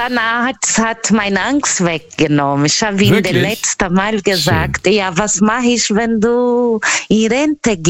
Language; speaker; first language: German; non-native, fluent; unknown